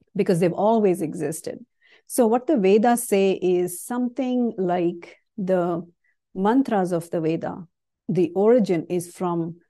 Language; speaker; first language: English; non-native, local second language; Kannada